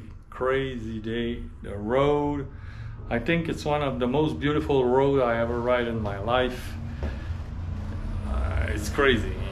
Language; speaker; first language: English; non-native, learner; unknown